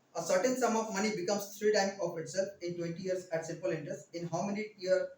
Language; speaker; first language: English; non-native, local second language; Hindi